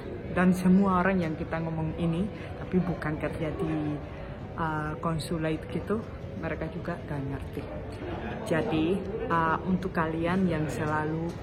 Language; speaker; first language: Indonesian; non-native, fluent; Spanish